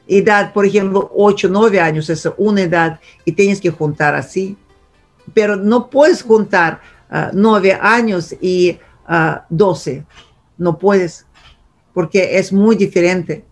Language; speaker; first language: Spanish; non-native, fluent; Russian